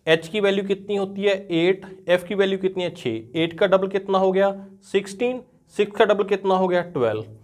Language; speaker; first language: Hindi; non-native, local second language; Punjabi